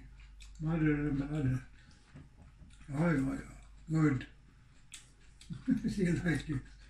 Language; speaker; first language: English; non-native, learner; Swedish